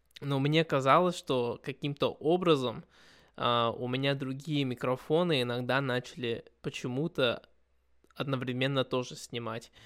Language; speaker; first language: Russian; early bilingual, heritage; Russian